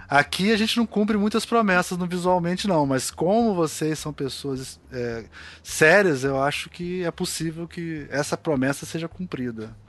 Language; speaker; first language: Portuguese; native; Portuguese